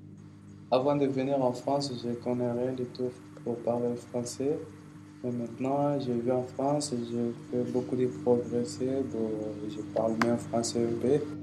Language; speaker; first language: French; non-native, learner; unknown